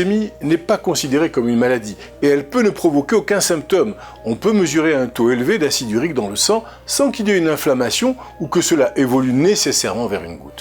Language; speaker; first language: French; native; French